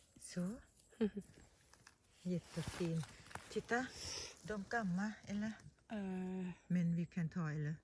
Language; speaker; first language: Swedish; non-native, learner; Thai